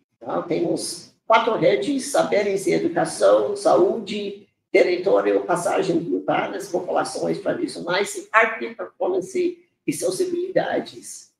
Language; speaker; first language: Portuguese; non-native, fluent; English